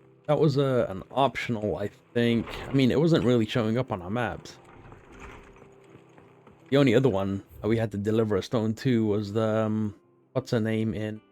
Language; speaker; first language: English; native; English